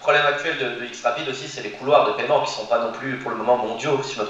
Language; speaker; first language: French; native; French